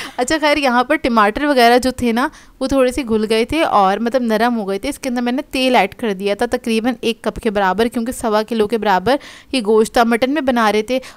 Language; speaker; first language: Hindi; native; Hindi